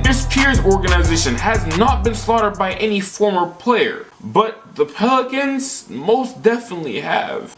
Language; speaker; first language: English; native; English